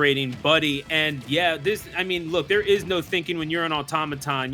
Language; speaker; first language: English; native; English